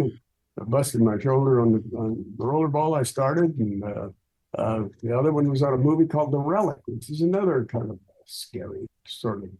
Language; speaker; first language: English; native; English